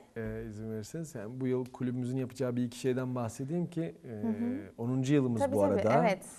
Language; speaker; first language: Turkish; non-native, local second language; Kurdish